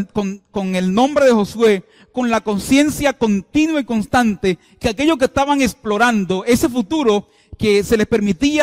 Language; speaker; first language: Spanish; native; Spanish